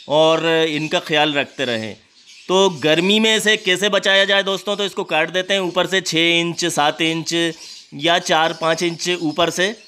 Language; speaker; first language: Hindi; native; Hindi